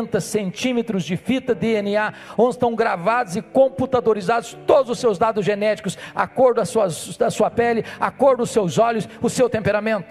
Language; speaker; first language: Portuguese; native; Portuguese